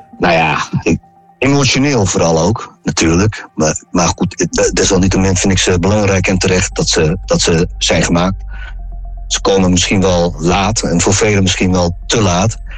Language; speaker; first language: Dutch; native; Dutch